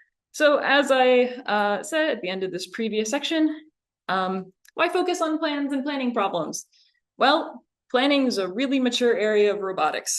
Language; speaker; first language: English; native; English